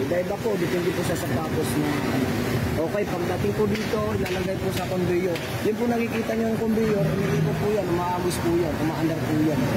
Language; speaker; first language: Filipino; native; Filipino